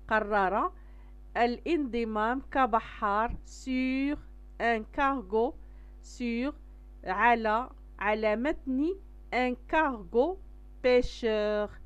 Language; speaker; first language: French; non-native, local second language; Arabic